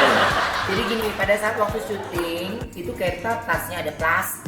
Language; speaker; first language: Indonesian; native; Indonesian